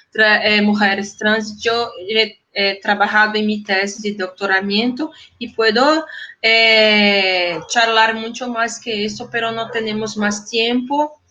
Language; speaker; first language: Spanish; non-native, fluent; Portuguese